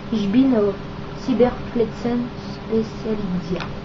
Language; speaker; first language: German; non-native, learner; French